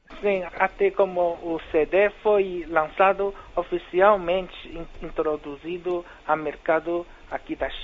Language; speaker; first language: Portuguese; non-native, fluent; Chinese